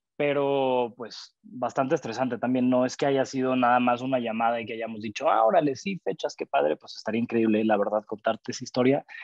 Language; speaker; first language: Spanish; native; Spanish